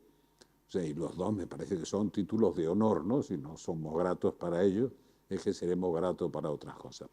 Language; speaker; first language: Spanish; native; Spanish